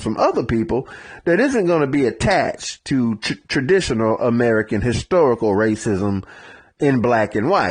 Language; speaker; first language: English; native; English